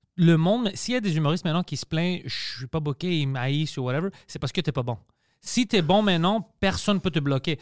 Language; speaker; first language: French; early bilingual, other home language; Greek